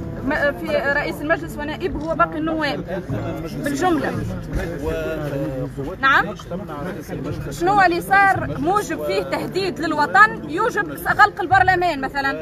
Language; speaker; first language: Arabic; native; Arabic